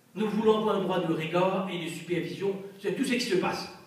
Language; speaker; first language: French; non-native, local second language; Morisyen